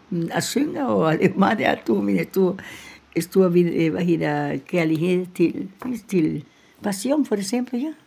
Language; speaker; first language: Danish; non-native, fluent; Spanish